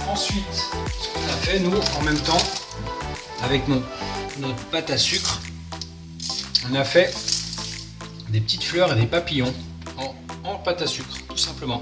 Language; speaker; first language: French; native; French